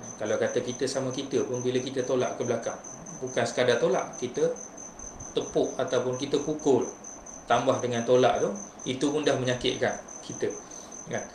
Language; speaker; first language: Malay; native; Malay